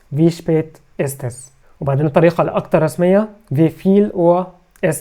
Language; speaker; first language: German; non-native, fluent; Arabic